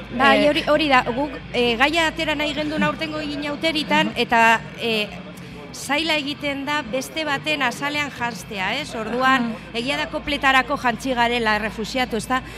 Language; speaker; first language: Basque; native; Basque